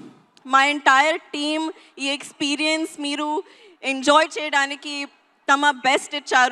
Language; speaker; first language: Telugu; non-native, learner; Hindi